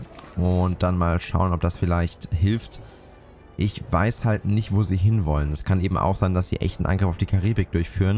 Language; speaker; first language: German; native; German